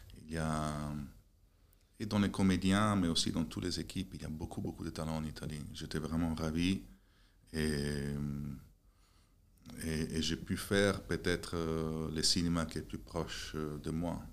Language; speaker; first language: French; non-native, fluent; Italian